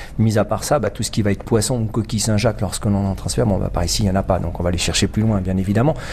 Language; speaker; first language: French; native; French